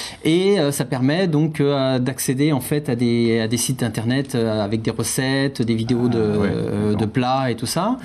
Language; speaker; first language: French; native; French